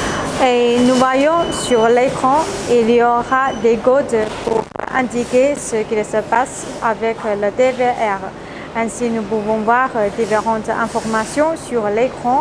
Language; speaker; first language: French; non-native, learner; Chinese